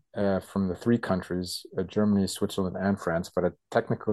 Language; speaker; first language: English; native; English